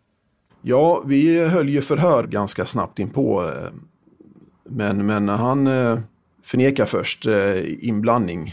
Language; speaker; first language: Swedish; native; Swedish